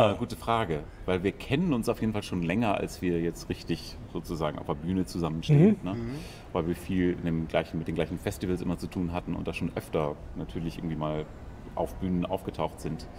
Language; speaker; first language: German; native; German